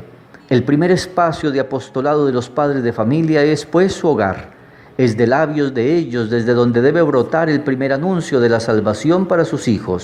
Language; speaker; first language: Spanish; native; Spanish